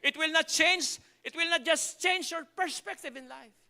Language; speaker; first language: English; non-native, local second language; Filipino